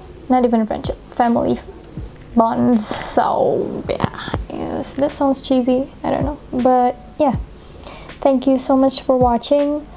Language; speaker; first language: English; non-native, fluent; Indonesian